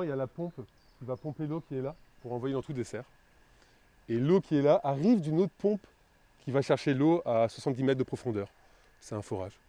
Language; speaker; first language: French; native; French